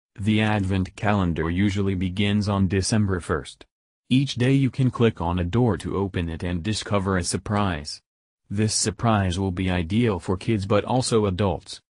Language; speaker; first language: English; non-native, fluent; French